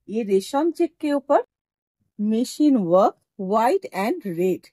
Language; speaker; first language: Hindi; non-native, local second language; Bangla